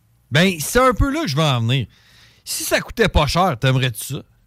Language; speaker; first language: French; native; French